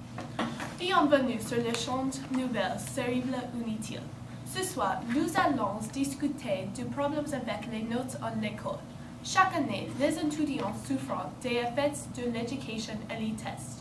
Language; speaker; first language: French; non-native, learner; English